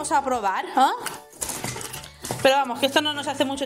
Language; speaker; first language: Spanish; native; Spanish